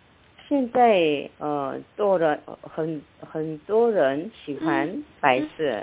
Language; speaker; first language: Chinese; non-native, learner; Korean